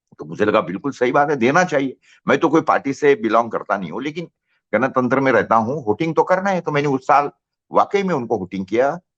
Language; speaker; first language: Hindi; non-native, local second language; Marathi